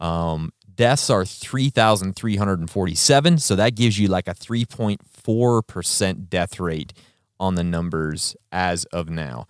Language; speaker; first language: English; native; English